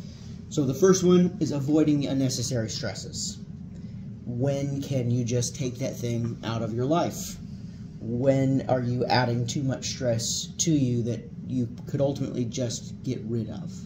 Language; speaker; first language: English; native; English